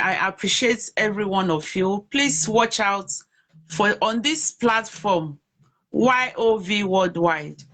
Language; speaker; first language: English; non-native, local second language; Yoruba